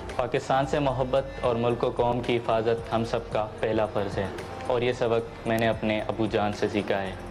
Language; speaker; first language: Urdu; non-native, local second language; Baluchi